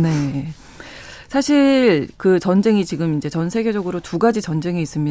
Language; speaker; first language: Korean; native; Korean